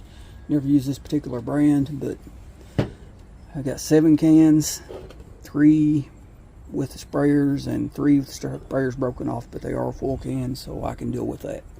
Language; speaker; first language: English; native; English